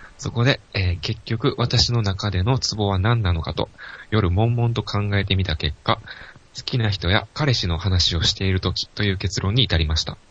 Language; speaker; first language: Japanese; native; Japanese